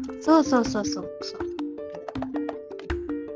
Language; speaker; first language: Japanese; non-native, learner; Malay